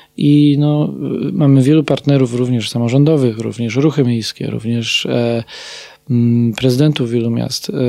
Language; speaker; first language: Polish; native; Polish